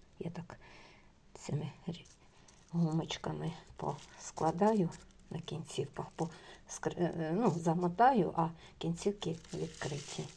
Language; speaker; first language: Ukrainian; non-native, local second language; Russian